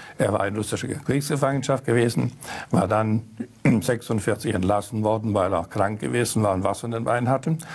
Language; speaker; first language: German; native; German